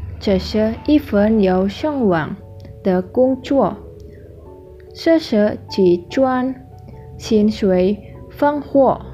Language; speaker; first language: Chinese; non-native, learner; Indonesian